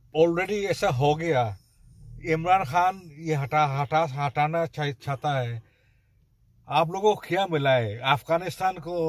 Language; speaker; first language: Hindi; non-native, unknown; Bangla